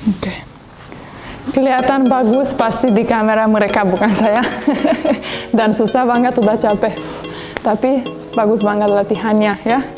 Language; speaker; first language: Indonesian; non-native, fluent; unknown